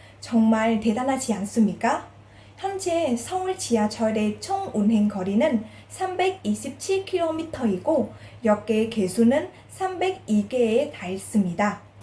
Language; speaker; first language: Korean; non-native, fluent; Vietnamese